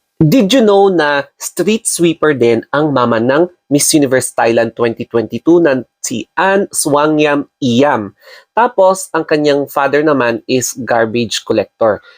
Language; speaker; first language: Filipino; non-native, local second language; Iloko